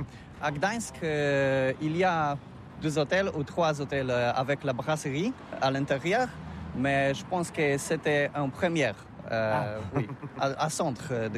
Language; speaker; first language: French; non-native, learner; Polish